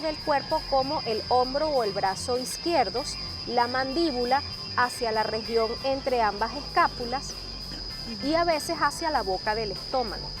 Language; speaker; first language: Spanish; native; Spanish